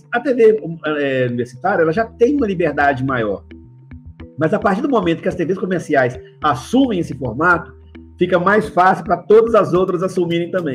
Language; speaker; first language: Portuguese; native; Portuguese